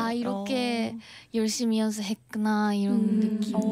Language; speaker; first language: Korean; non-native, learner; Japanese